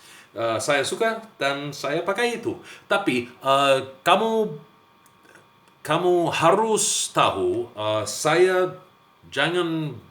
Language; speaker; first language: Indonesian; non-native, learner; English